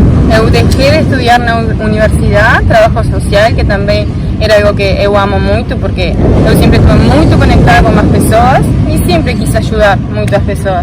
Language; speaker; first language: Portuguese; non-native, learner; Spanish